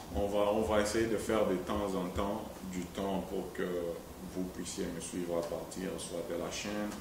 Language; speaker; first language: French; non-native, local second language; Swahili